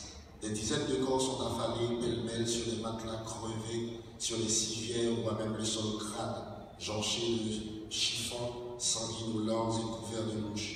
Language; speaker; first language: French; non-native, local second language; Haitian Creole